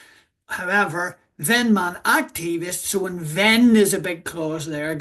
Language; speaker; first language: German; non-native, fluent; English